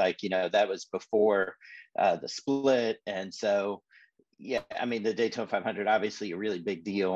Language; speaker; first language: English; native; English